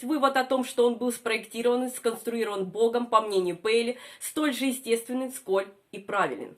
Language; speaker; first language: Russian; native; Russian